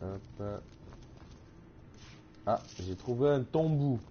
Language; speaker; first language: French; native; French